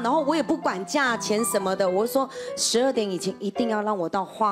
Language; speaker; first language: Chinese; native; Chinese